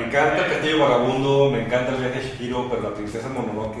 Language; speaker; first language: Spanish; native; Spanish